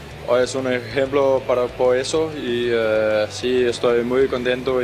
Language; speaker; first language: Spanish; non-native, learner; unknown